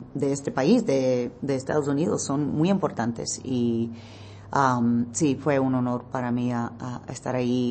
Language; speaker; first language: Spanish; early bilingual, heritage; English